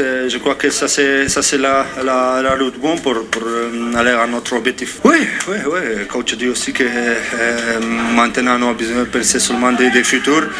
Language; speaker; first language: French; non-native, learner; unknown